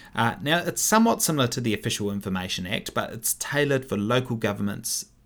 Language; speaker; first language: English; native; English